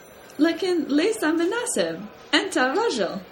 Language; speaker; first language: Arabic; non-native, learner; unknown